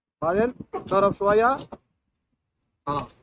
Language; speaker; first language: Arabic; non-native, learner; Bangla